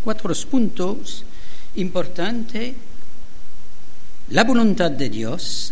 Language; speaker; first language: Spanish; non-native, fluent; French